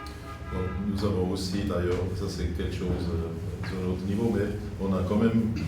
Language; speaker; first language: French; non-native, fluent; German